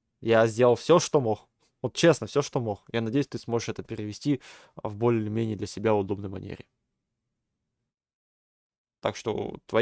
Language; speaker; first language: Russian; native; Russian